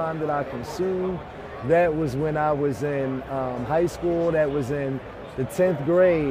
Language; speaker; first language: English; native; English